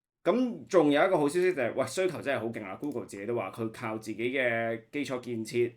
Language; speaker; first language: Cantonese; native; Cantonese